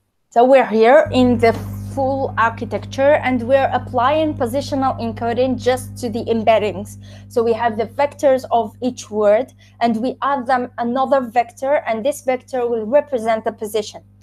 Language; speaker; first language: English; non-native, fluent; Arabic